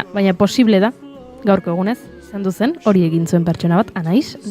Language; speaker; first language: Basque; native; Basque